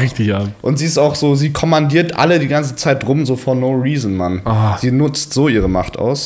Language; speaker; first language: German; native; German